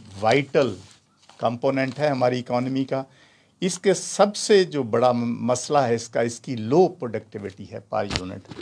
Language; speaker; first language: Urdu; non-native, local second language; Punjabi